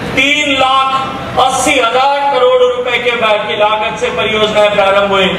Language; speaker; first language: Hindi; native; Hindi